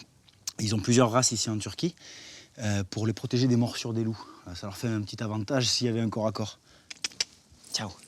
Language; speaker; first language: French; native; French